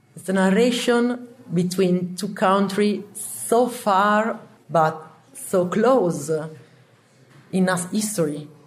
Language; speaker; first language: English; non-native, learner; Italian